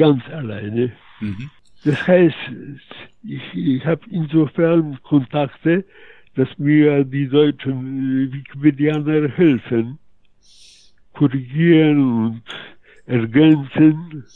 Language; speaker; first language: German; early bilingual, heritage; Polish